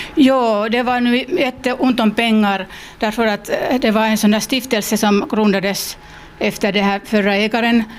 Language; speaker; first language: Swedish; non-native, local second language; Finnish